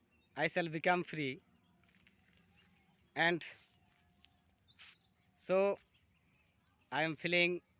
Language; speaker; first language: English; non-native, learner; Bangla